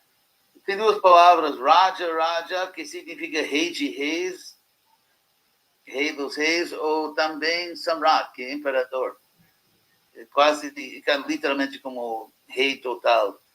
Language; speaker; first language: Portuguese; non-native, fluent; English